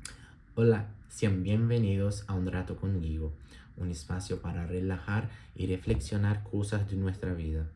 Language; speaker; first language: Spanish; non-native, learner; Portuguese